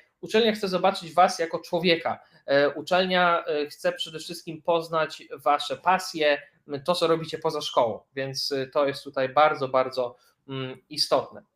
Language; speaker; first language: Polish; native; Polish